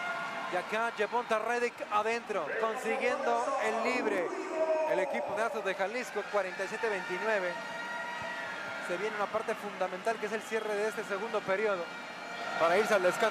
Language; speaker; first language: Spanish; native; Spanish